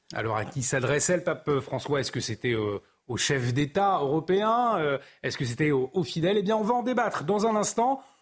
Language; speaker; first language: French; native; French